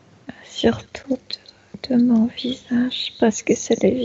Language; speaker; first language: French; non-native, fluent; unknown